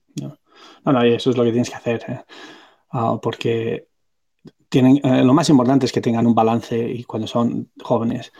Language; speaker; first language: Spanish; non-native, local second language; Catalan